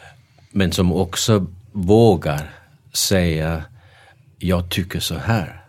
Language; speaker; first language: Swedish; non-native, fluent; Danish